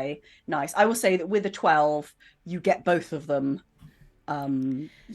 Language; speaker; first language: English; native; English